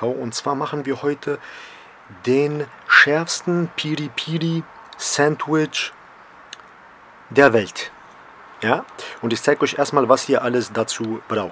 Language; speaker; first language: German; early bilingual, other home language; Polish